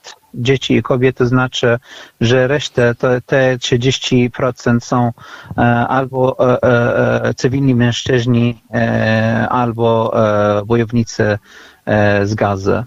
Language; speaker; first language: Polish; non-native, fluent; Arabic